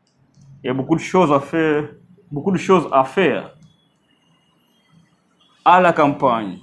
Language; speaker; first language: French; non-native, fluent; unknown